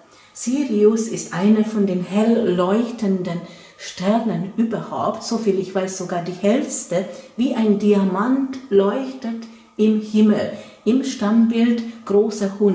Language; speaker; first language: German; non-native, fluent; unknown